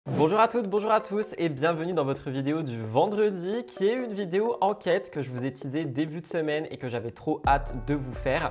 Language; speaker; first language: French; native; French